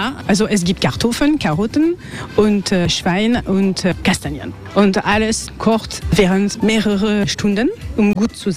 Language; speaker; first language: German; non-native, learner; French